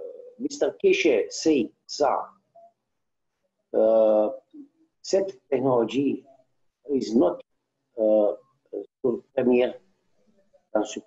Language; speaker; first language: French; non-native, learner; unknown